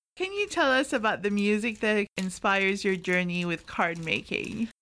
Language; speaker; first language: English; non-native, fluent; Arabic